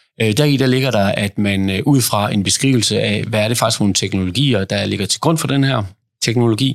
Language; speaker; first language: Danish; native; Danish